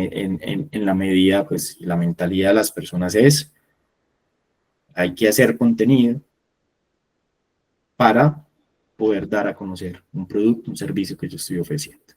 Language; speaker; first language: Spanish; native; Spanish